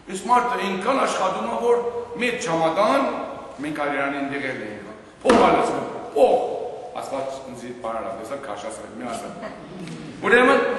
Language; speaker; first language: Armenian; early bilingual, heritage; Armenian